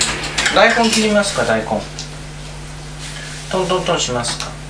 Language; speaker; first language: Japanese; native; Japanese